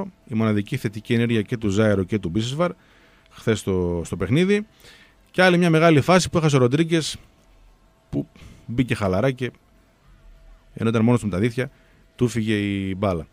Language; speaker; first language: Greek; native; Greek